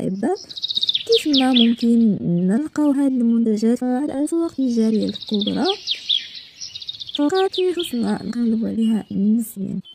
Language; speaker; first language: Arabic; native; Arabic